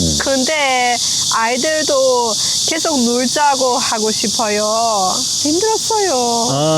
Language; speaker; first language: Korean; non-native, learner; Persian